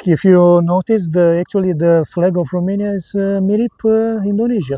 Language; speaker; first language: English; non-native, fluent; Romanian